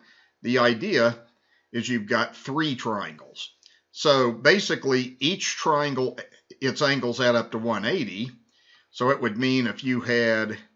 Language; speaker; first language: English; native; English